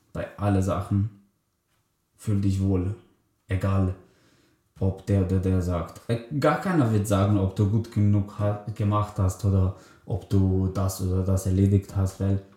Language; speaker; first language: German; early bilingual, other home language; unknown